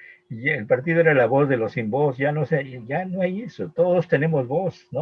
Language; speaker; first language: Spanish; native; Spanish